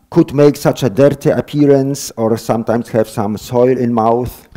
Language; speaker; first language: English; non-native, fluent; Polish